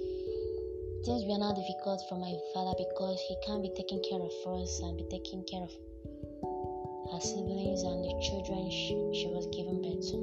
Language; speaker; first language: English; non-native, local second language; Igbo